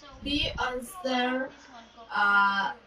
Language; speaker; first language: English; non-native, learner; Vietnamese